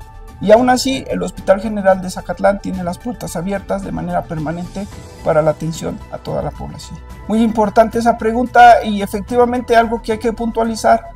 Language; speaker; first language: Spanish; native; Spanish